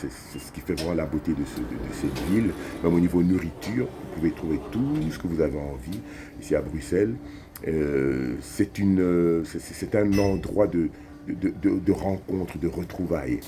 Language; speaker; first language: French; non-native, local second language; Lingala